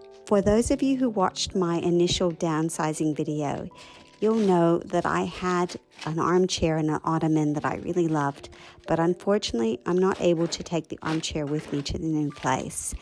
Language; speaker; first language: English; native; English